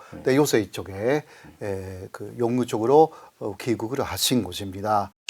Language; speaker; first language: Korean; non-native, fluent; Japanese